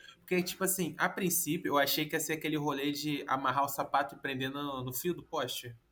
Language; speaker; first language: Portuguese; native; Portuguese